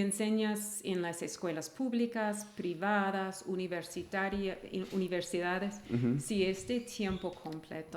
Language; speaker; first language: Spanish; non-native, fluent; English